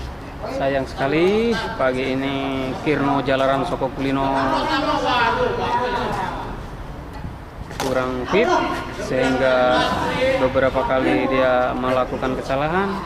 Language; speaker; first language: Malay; non-native, local second language; Javanese